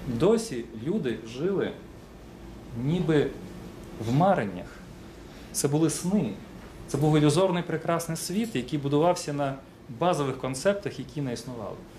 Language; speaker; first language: Ukrainian; non-native, local second language; Russian